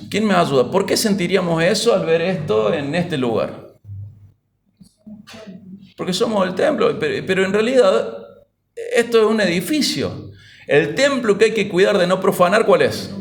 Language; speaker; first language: Spanish; native; Spanish